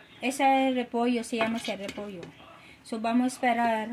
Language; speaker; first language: Spanish; non-native, learner; Filipino